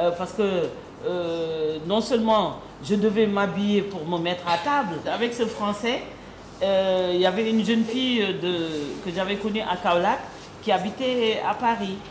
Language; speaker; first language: French; non-native, local second language; Wolof